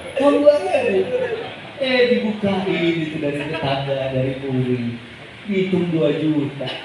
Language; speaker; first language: Indonesian; native; Indonesian